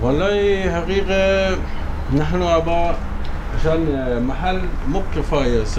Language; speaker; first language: Arabic; non-native, learner; Persian